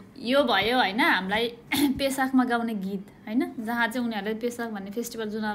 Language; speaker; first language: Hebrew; non-native, learner; Nepali